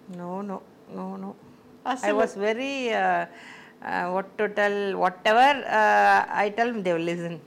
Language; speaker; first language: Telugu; non-native, local second language; Tamil